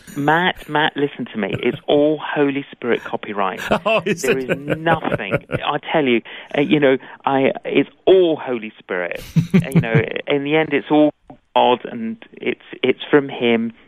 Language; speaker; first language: English; native; English